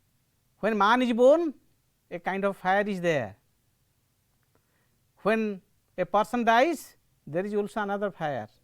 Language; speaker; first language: English; non-native, local second language; Odia